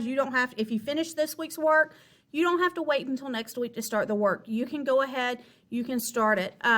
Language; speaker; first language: English; native; English